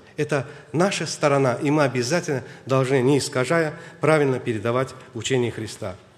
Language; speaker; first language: Russian; non-native, local second language; Azerbaijani